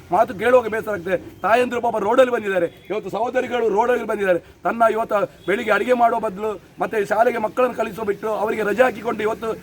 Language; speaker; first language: Kannada; non-native, local second language; Tulu